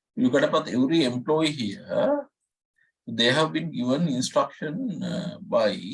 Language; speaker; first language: English; non-native, local second language; Sinhala